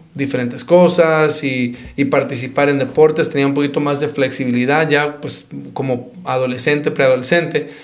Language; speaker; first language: Spanish; early bilingual, heritage; Spanish